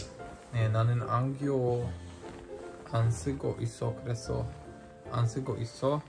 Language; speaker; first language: Korean; non-native, learner; Polish